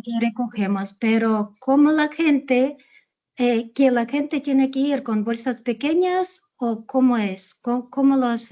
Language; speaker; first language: Spanish; non-native, fluent; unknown